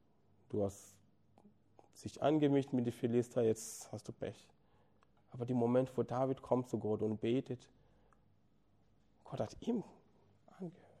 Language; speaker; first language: German; non-native, fluent; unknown